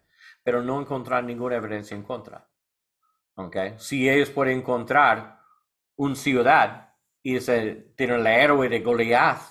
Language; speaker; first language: Spanish; non-native, learner; English